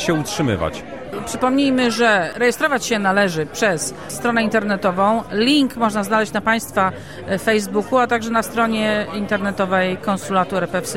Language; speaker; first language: Polish; native; Polish